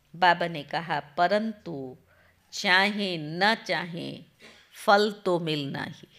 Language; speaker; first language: Hindi; non-native, local second language; Gujarati